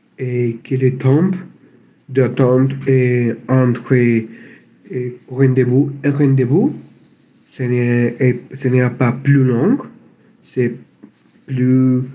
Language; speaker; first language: French; non-native, learner; Spanish